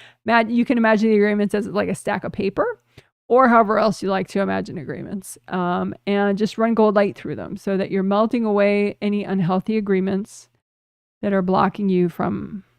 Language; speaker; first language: English; native; English